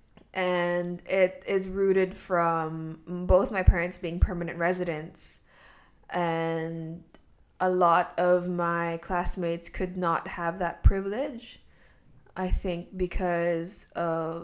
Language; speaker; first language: English; native; English